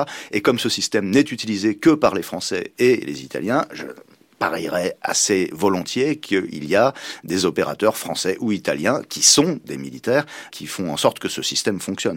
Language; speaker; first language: French; native; French